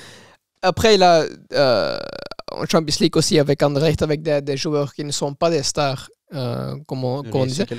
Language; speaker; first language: French; non-native, local second language; Dutch